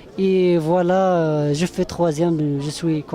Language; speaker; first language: French; non-native, learner; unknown